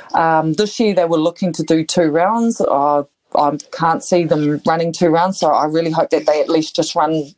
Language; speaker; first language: English; native; English